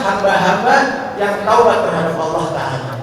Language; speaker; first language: Indonesian; native; Indonesian